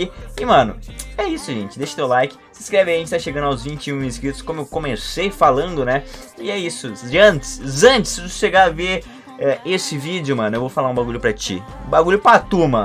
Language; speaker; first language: Portuguese; native; Portuguese